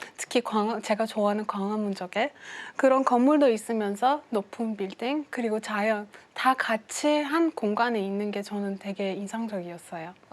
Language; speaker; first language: Korean; non-native, fluent; Persian